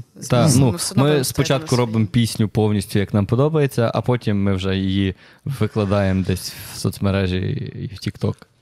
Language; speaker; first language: Ukrainian; native; Ukrainian